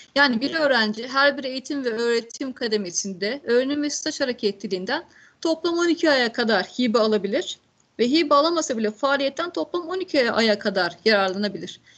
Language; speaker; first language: Turkish; native; Turkish